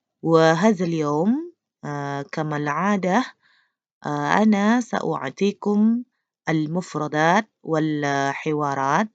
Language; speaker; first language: Arabic; non-native, learner; Indonesian